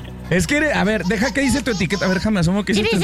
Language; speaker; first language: Spanish; native; Spanish